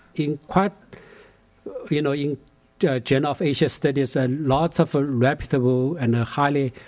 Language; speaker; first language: English; non-native, fluent; Chinese